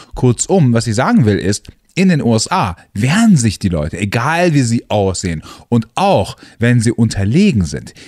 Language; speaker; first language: German; native; German